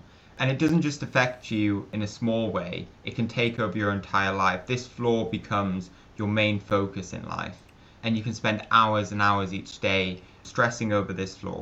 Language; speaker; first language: English; native; English